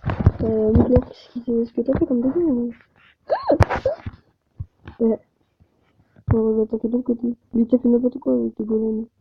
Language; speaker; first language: French; native; French